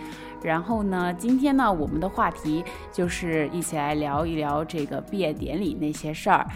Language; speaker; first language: Chinese; native; Chinese